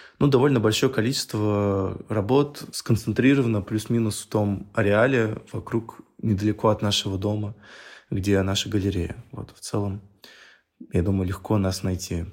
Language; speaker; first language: Russian; native; Russian